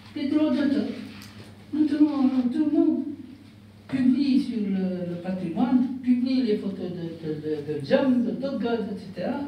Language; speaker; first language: French; non-native, local second language; Arabic